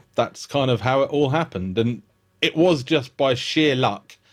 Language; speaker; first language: English; native; English